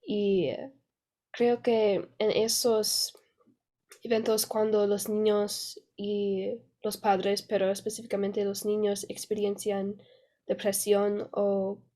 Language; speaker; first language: Spanish; non-native, learner; English